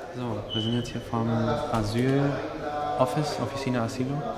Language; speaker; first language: German; native; German